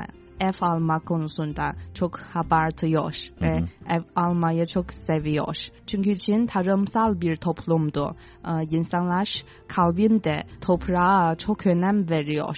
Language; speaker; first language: Turkish; non-native, fluent; Chinese